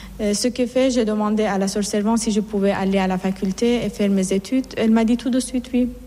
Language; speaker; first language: French; non-native, fluent; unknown